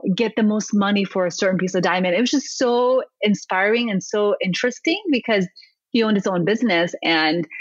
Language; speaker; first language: English; early bilingual, other home language; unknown